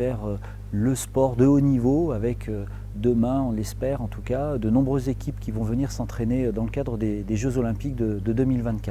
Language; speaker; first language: French; native; French